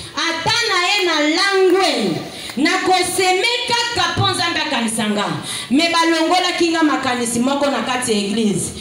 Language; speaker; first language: Lingala; native; Lingala